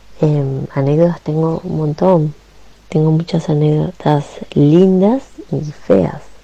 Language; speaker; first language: Spanish; native; Spanish